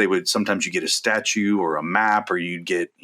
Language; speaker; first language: English; native; English